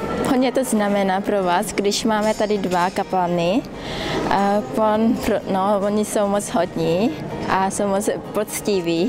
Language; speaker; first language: Czech; non-native, learner; Vietnamese